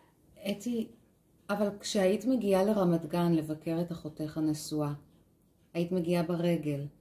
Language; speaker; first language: Hebrew; native; Hebrew